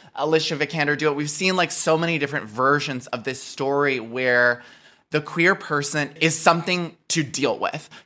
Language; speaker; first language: English; native; English